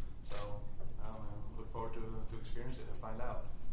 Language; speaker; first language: English; non-native, fluent; Spanish